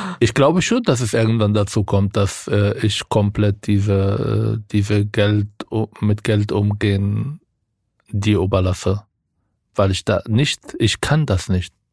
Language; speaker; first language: German; non-native, fluent; Arabic